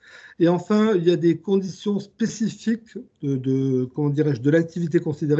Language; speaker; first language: French; native; French